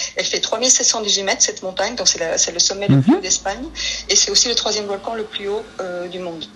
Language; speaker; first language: French; early bilingual, other home language; Spanish